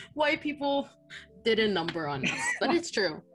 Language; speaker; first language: English; non-native, local second language; Filipino